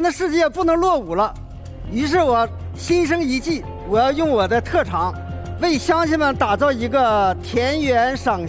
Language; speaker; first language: Chinese; native; Chinese